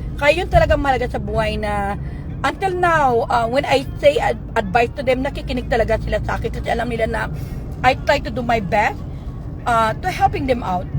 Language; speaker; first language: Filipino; non-native, local second language; Hiligaynon